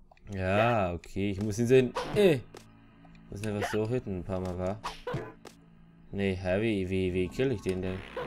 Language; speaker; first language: German; native; German